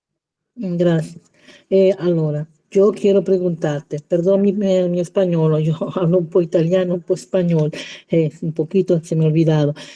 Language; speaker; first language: Spanish; non-native, learner; Italian